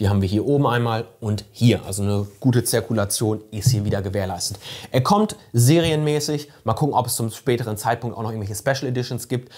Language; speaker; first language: German; native; German